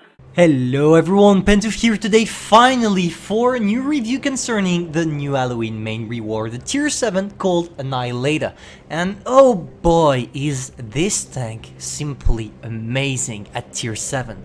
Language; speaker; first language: English; non-native, fluent; French